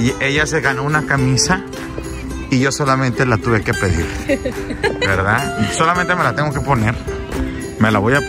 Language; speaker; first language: Spanish; native; Spanish